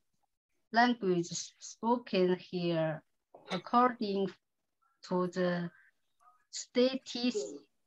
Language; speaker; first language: English; non-native, learner; Chinese